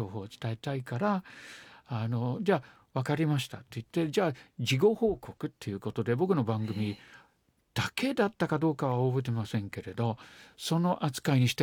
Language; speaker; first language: Japanese; non-native, fluent; English